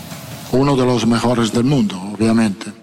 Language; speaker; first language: Spanish; non-native, fluent; Italian